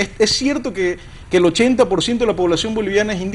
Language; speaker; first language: Spanish; native; Spanish